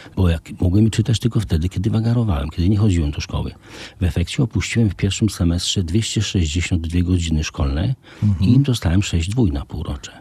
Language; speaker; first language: Polish; native; Polish